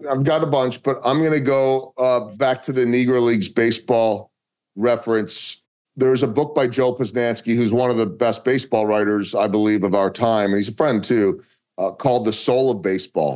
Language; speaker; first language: English; native; English